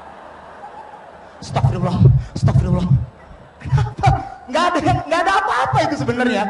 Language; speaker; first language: Indonesian; native; Indonesian